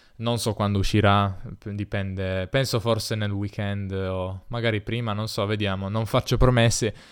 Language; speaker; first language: Italian; native; Italian